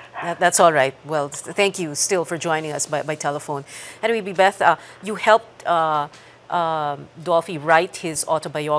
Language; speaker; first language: English; non-native, local second language; Filipino